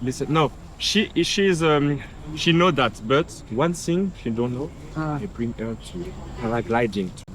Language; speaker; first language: English; non-native, learner; French